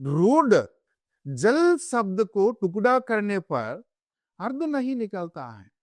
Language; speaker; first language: Hindi; non-native, local second language; Telugu